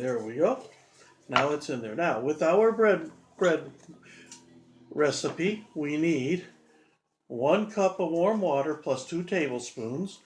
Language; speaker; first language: English; native; English